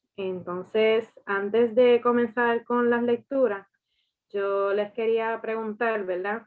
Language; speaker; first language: Spanish; early bilingual, heritage; Spanish